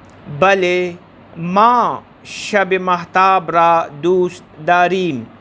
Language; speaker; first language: Persian; non-native, fluent; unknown